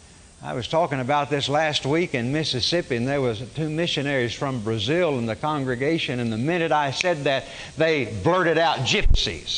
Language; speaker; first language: English; native; English